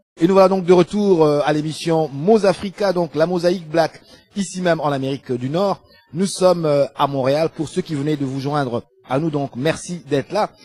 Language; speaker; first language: French; non-native, local second language; Lingala